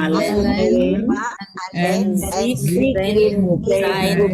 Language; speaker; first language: Dutch; non-native, learner; Indonesian